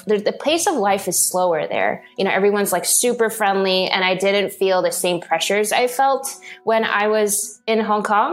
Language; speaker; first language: English; non-native, local second language; Cantonese